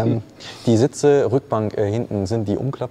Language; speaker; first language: German; native; German